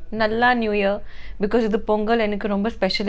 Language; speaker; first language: Tamil; non-native, learner; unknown